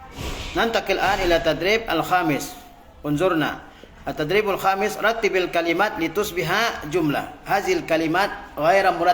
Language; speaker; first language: Arabic; non-native, fluent; Indonesian